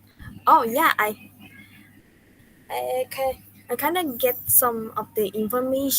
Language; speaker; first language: English; non-native, learner; Indonesian